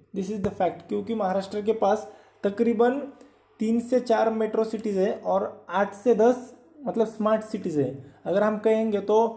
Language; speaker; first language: Hindi; non-native, local second language; Marathi